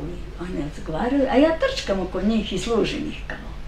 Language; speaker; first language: Serbian; native; Serbian